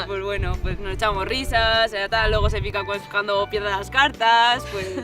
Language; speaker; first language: Spanish; native; Spanish